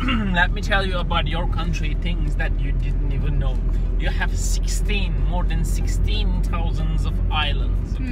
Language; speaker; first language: English; non-native, fluent; Turkish